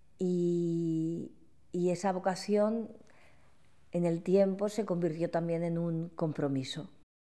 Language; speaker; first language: Spanish; native; Spanish